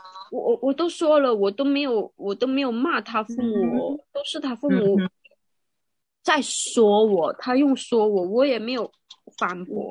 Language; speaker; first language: Chinese; non-native, local second language; Cantonese